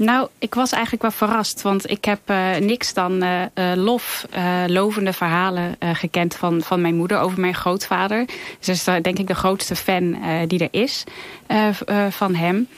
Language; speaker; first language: Dutch; native; Dutch